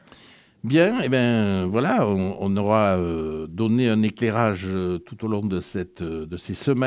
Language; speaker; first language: French; native; French